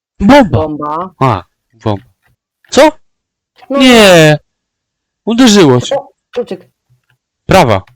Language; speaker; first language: Polish; native; Polish